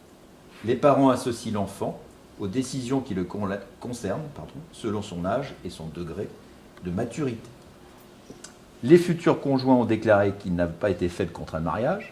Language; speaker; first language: French; native; French